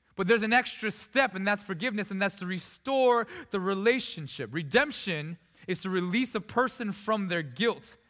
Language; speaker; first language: English; early bilingual, other home language; Korean